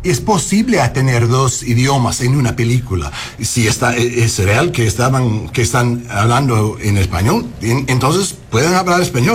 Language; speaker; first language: Spanish; non-native, learner; English